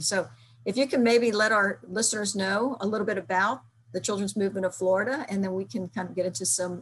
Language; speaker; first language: English; native; English